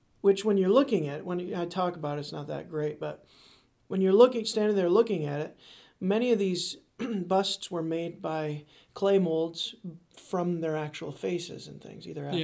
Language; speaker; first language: English; native; English